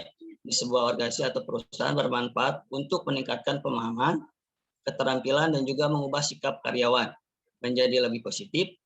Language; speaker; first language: Indonesian; native; Indonesian